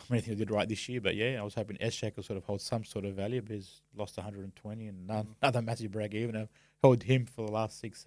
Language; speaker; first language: English; native; English